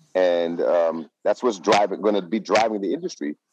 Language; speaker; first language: English; non-native, fluent; Dutch